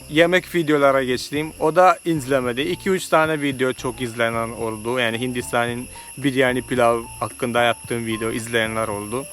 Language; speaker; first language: Turkish; non-native, fluent; Malayalam